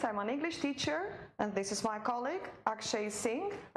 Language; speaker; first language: English; non-native, fluent; Romanian